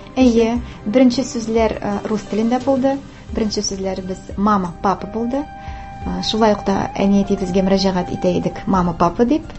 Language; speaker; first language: Tatar; non-native, local second language; Russian